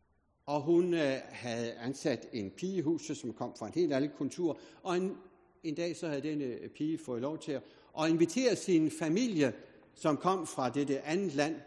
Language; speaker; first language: Danish; native; Danish